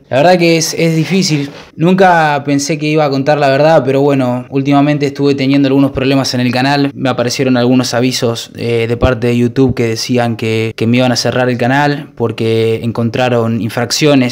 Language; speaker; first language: Spanish; native; Spanish